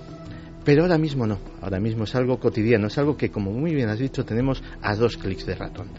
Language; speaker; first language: Spanish; native; Spanish